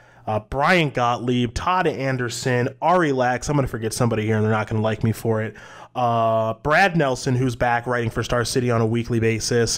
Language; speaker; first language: English; native; English